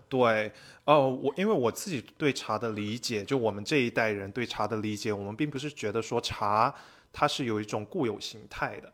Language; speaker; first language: Chinese; native; Chinese